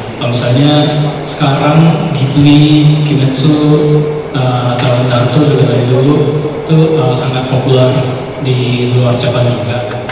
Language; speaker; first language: Indonesian; non-native, fluent; Japanese